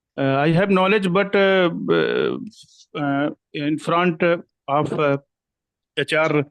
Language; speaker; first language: English; non-native, learner; Hindi